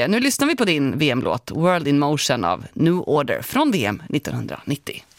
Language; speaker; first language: Swedish; native; Swedish